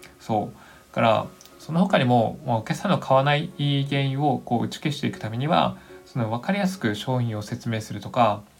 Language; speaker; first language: Japanese; native; Japanese